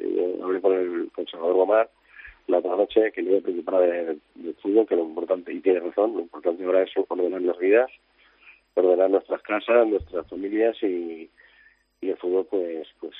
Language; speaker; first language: Spanish; native; Spanish